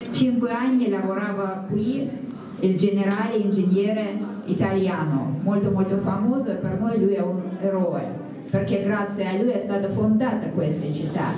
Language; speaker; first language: Italian; non-native, fluent; Russian